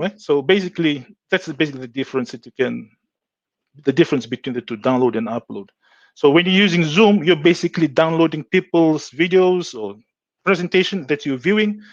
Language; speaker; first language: English; non-native, local second language; Fijian